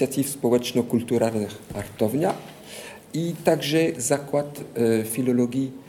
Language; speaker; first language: Polish; non-native, fluent; French